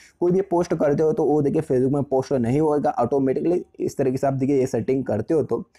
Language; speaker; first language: Hindi; native; Hindi